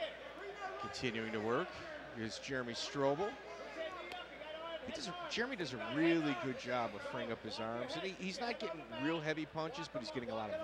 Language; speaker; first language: English; native; English